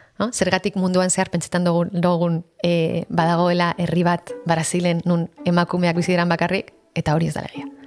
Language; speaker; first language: Basque; non-native, local second language; Spanish